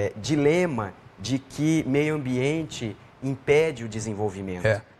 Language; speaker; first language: Portuguese; native; Portuguese